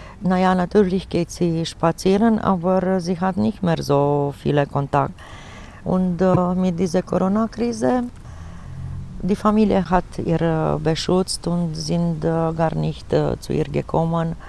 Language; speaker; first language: German; non-native, fluent; Romanian